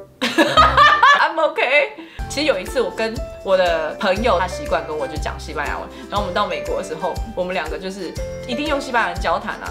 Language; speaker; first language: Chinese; native; Chinese